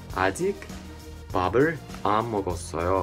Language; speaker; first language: Korean; non-native, fluent; English